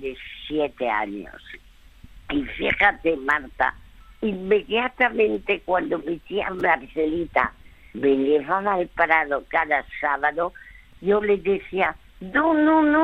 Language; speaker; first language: Spanish; early bilingual, other home language; French